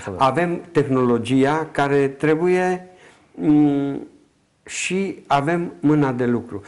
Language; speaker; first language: Romanian; native; Romanian